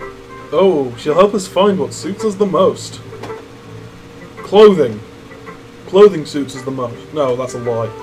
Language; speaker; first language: English; native; English